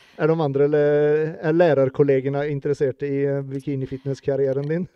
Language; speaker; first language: Norwegian; native; Norwegian